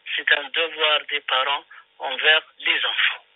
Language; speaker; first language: French; non-native, local second language; Arabic